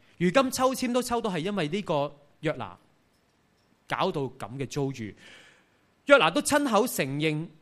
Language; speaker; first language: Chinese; non-native, local second language; Cantonese